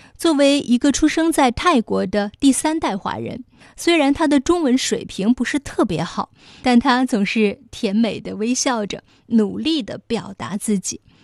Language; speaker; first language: Chinese; native; Chinese